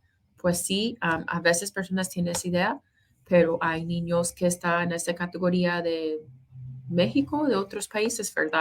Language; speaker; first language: Spanish; non-native, fluent; English